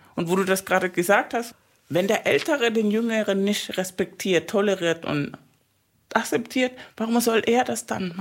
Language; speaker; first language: German; native; German